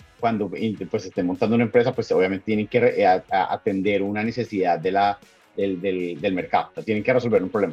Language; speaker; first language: Spanish; native; Spanish